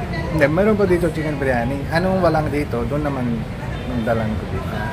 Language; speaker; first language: Filipino; non-native, learner; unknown